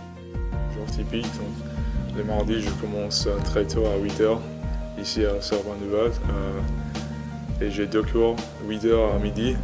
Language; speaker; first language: French; non-native, learner; English